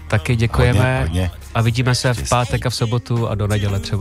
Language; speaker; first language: Czech; native; Czech